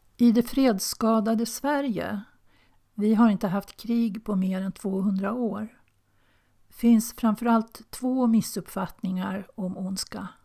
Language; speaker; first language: Swedish; native; Swedish